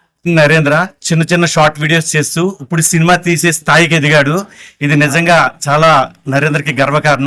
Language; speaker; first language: Telugu; native; Telugu